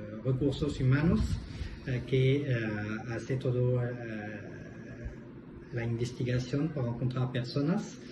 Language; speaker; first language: Spanish; non-native, fluent; French